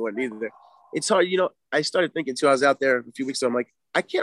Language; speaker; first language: English; native; English